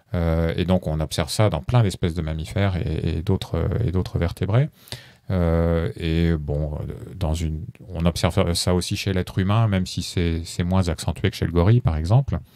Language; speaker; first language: French; native; French